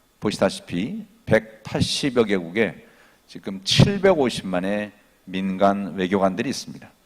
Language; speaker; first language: Korean; native; Korean